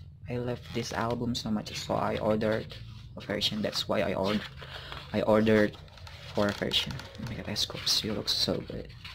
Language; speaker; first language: English; non-native, learner; Indonesian